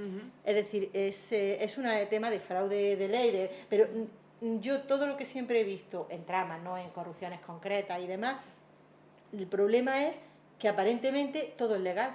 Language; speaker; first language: Spanish; native; Spanish